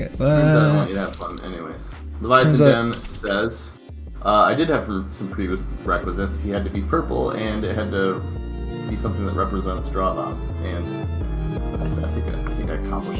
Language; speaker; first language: English; native; English